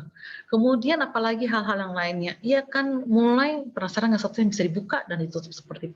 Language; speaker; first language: Indonesian; native; Indonesian